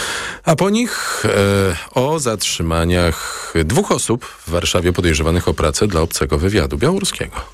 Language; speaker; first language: Polish; native; Polish